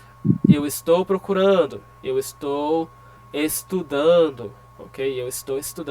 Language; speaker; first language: Portuguese; non-native, fluent; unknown